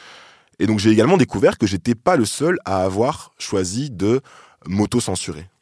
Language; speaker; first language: French; native; French